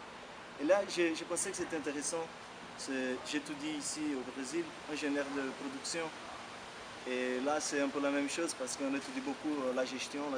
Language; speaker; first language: French; non-native, fluent; Portuguese